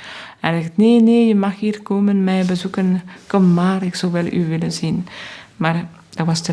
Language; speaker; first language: Dutch; non-native, fluent; French